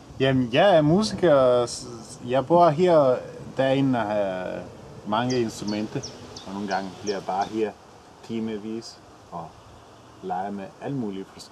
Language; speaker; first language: Danish; non-native, fluent; Spanish